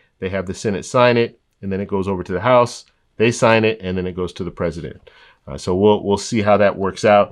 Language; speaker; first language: English; native; English